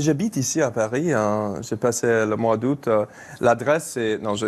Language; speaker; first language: French; non-native, learner; English